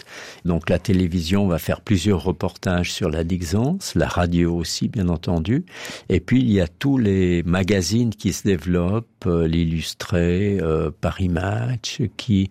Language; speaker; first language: French; native; French